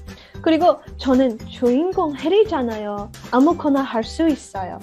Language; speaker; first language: Korean; non-native, learner; English